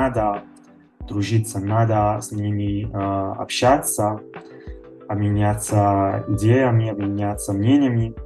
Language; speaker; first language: Russian; non-native, fluent; Italian